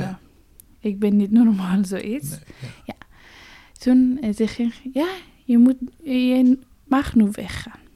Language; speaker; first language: Dutch; non-native, fluent; Persian